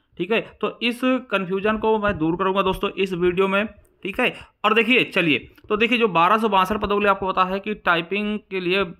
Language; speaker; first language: Hindi; native; Hindi